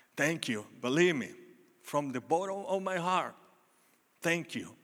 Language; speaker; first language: English; non-native, learner; Spanish